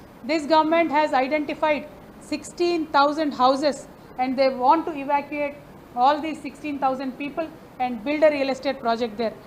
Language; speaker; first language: English; non-native, local second language; Telugu